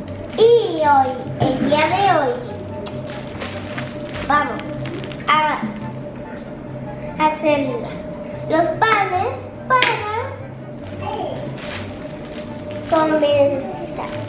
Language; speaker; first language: Spanish; early bilingual, heritage; Spanish